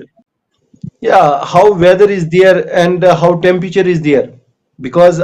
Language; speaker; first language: English; non-native, local second language; Kashmiri